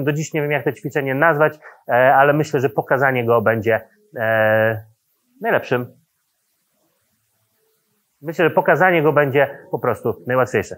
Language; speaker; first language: Polish; native; Polish